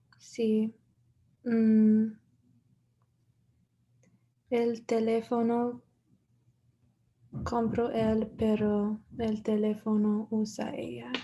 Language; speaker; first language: Spanish; non-native, learner; English